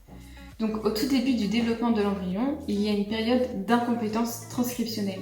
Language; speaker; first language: French; native; French